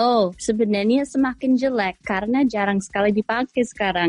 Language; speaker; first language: Indonesian; non-native, fluent; English